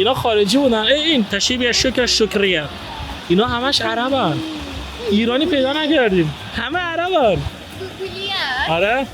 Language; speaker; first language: Persian; native; Persian